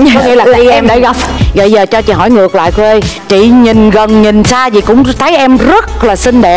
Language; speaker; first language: Vietnamese; native; Vietnamese